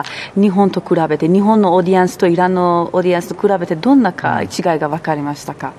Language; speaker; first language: Japanese; non-native, learner; Persian